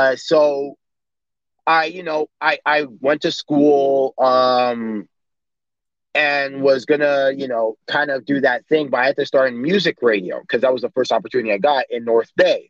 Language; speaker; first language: English; native; English